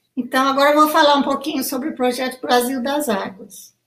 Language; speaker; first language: Portuguese; non-native, fluent; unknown